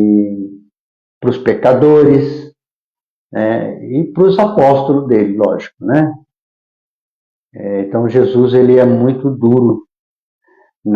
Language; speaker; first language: Portuguese; native; Portuguese